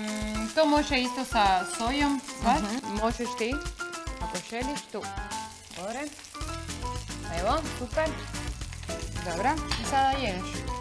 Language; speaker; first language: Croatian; non-native, learner; Spanish